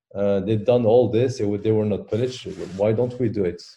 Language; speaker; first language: English; non-native, fluent; French